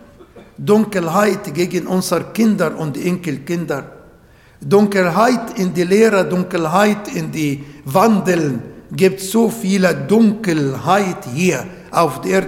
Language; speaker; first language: German; non-native, learner; Arabic